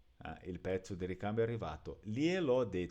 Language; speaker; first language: Italian; non-native, fluent; Portuguese